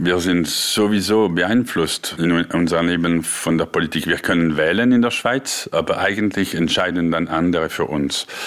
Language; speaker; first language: German; non-native, local second language; French